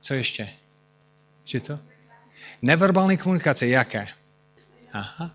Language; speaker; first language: Czech; non-native, fluent; English